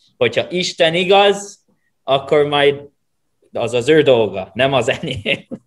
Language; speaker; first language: Hungarian; non-native, fluent; English